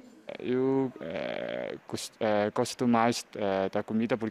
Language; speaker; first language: Portuguese; non-native, local second language; Chinese